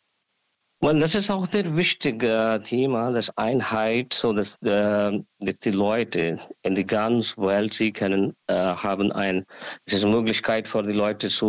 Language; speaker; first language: German; non-native, learner; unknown